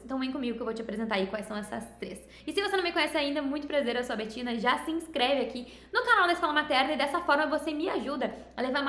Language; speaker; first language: Portuguese; native; Portuguese